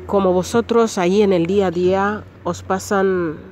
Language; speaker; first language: Spanish; non-native, local second language; Fang